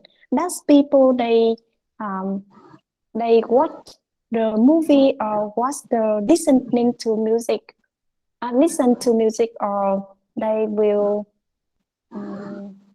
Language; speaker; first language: English; non-native, fluent; Vietnamese